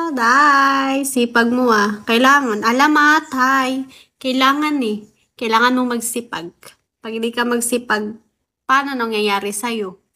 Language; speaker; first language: Filipino; non-native, local second language; Waray